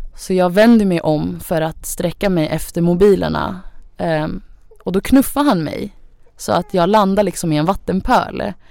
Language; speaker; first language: Swedish; early bilingual, other home language; Thai